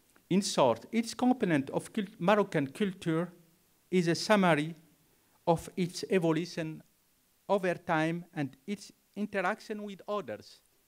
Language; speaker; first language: English; non-native, fluent; Arabic